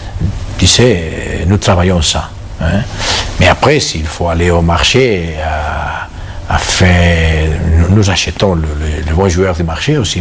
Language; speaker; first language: French; non-native, fluent; Catalan